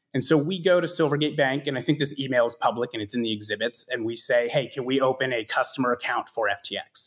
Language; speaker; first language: English; native; English